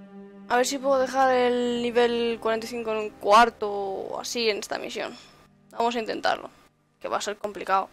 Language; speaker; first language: Spanish; native; Spanish